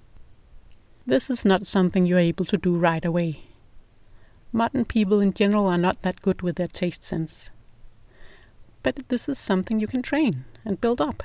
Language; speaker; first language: English; non-native, fluent; Danish